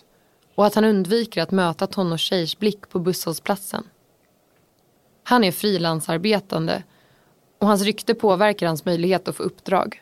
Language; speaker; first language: Swedish; native; Swedish